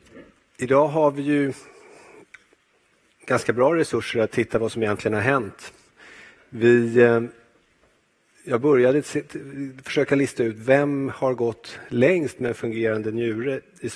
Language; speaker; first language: Swedish; native; Swedish